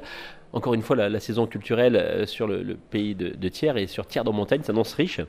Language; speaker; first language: French; native; French